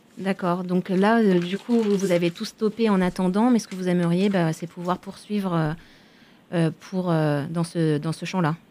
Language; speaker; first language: French; native; French